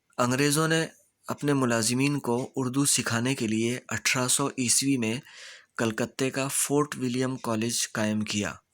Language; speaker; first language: Urdu; native; Urdu